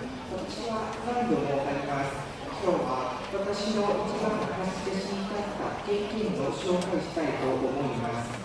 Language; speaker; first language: Japanese; non-native, learner; Lao